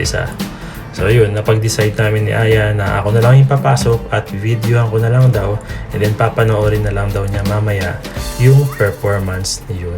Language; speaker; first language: Filipino; native; Filipino